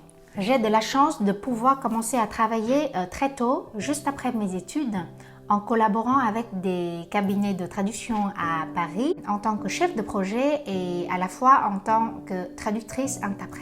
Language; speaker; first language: French; non-native, fluent; Vietnamese